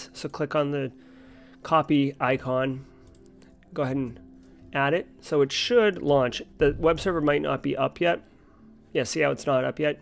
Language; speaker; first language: English; native; English